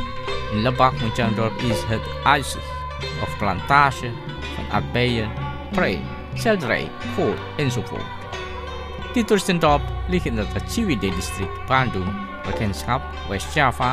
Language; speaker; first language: Dutch; non-native, fluent; Indonesian